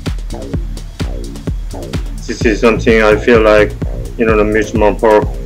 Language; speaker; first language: English; non-native, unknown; Korean